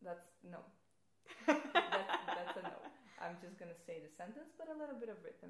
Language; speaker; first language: English; non-native, fluent; Portuguese